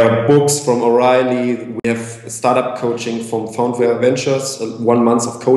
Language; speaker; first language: English; non-native, fluent; German